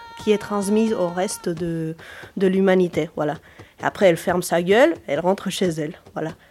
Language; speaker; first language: French; non-native, fluent; Spanish